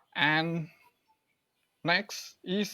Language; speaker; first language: English; non-native, learner; Indonesian